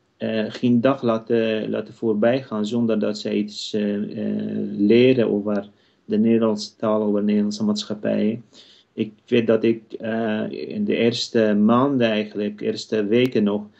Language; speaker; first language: Dutch; non-native, fluent; Kurdish